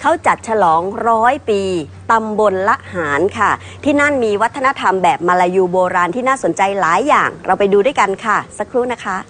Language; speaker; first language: Thai; native; Thai